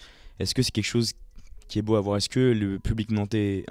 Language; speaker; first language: French; native; French